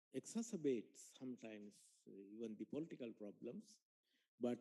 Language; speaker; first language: English; non-native, local second language; Sinhala